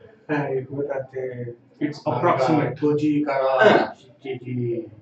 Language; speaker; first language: Japanese; non-native, learner; Tamil